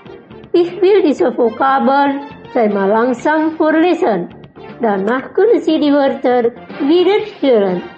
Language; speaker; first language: German; non-native, learner; Indonesian